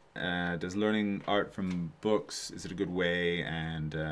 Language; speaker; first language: English; native; English